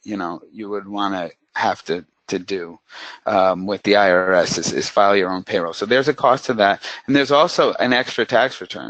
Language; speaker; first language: English; native; English